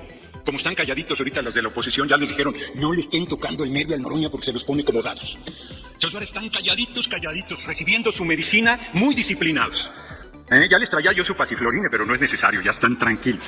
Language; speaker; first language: Spanish; native; Spanish